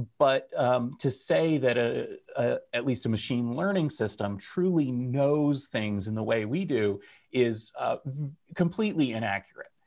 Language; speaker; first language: English; native; English